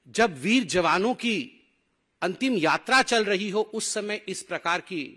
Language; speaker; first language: Hindi; native; Hindi